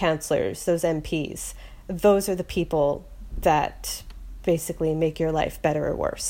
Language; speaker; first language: English; native; English